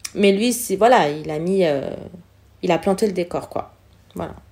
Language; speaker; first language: French; early bilingual, other home language; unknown